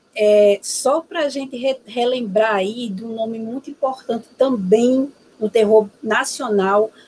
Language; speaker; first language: Portuguese; native; Portuguese